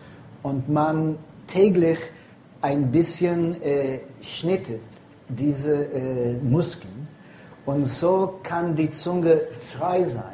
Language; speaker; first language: German; non-native, fluent; English